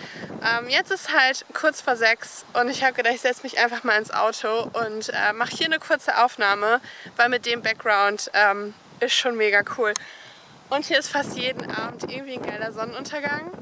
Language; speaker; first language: German; native; German